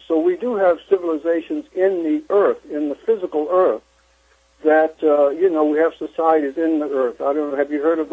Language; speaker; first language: English; native; English